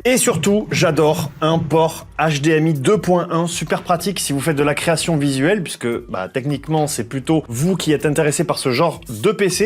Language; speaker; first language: French; native; French